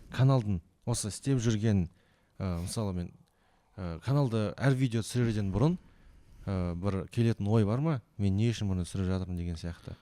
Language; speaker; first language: Kazakh; native; Kazakh